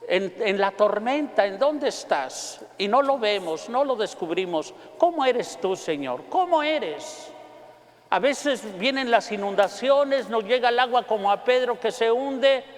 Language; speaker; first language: Spanish; native; Spanish